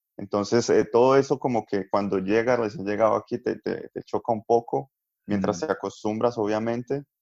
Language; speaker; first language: Spanish; native; Spanish